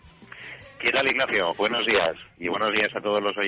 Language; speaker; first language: Spanish; native; Spanish